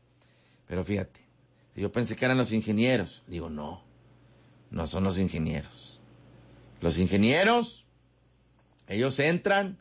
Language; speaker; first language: Spanish; native; Spanish